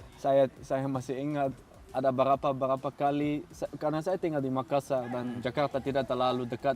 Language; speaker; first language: Indonesian; non-native, fluent; Dutch